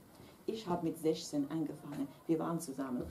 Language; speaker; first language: German; non-native, fluent; Kurdish